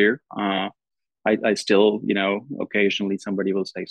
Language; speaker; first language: English; non-native, local second language; Gujarati